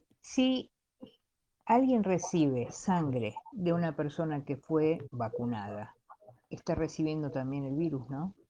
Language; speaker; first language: Spanish; native; Spanish